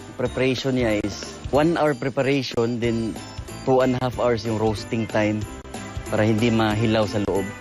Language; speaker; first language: Filipino; non-native, local second language; Cebuano